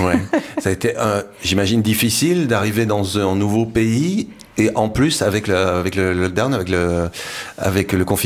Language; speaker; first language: French; native; French